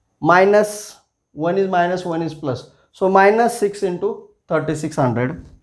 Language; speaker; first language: English; non-native, local second language; Marathi